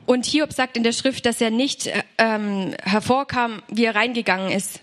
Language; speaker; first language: German; native; German